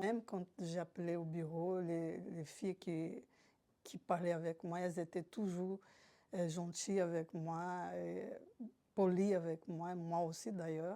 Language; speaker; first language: French; non-native, fluent; Portuguese